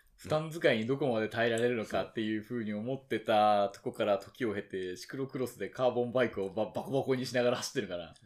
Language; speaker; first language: Japanese; native; Japanese